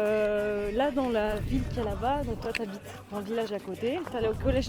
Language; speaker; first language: French; native; French